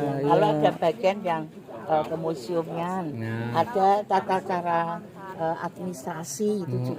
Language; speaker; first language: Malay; non-native, local second language; Javanese